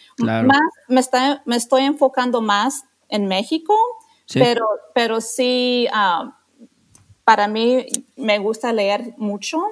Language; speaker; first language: Spanish; non-native, fluent; English